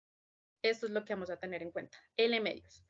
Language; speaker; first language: Spanish; native; Spanish